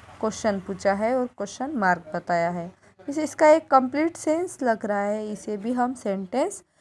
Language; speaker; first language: Hindi; non-native, local second language; Marathi